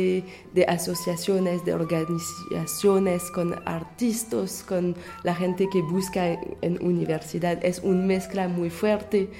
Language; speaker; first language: Spanish; non-native, learner; French